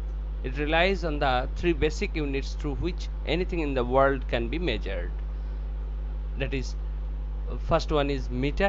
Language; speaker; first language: English; non-native, local second language; Bangla